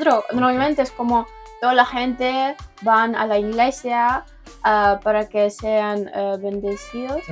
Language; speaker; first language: Spanish; non-native, learner; Ukrainian